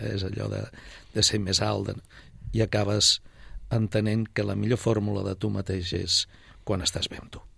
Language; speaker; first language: Catalan; native; Catalan